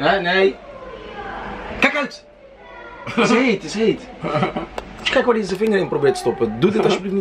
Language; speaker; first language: Dutch; native; Dutch